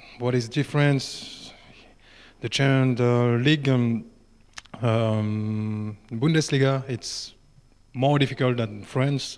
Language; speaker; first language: English; non-native, learner; French